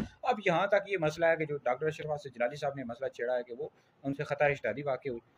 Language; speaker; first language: Urdu; native; Urdu